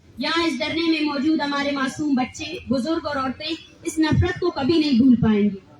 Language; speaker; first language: Urdu; non-native, local second language; Baluchi